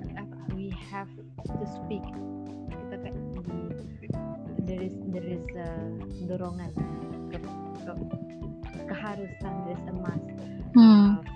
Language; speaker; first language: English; non-native, learner; Indonesian